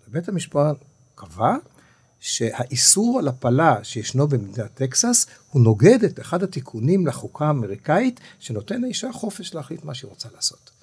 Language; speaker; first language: Hebrew; native; Hebrew